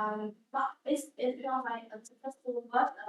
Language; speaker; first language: English; non-native, learner; Vietnamese